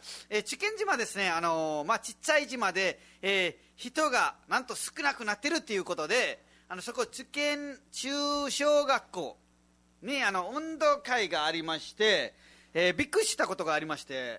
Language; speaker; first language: Japanese; non-native, fluent; Nepali